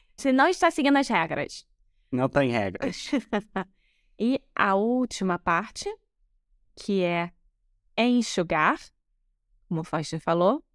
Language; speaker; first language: Portuguese; native; Portuguese